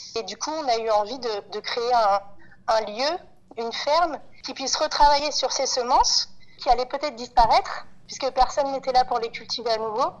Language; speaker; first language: French; native; French